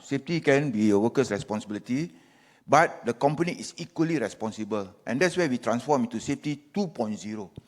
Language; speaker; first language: English; non-native, local second language; Malay